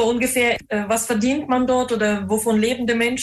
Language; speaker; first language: German; non-native, fluent; Russian